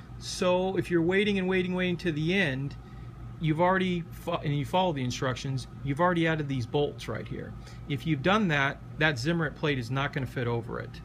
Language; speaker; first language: English; native; English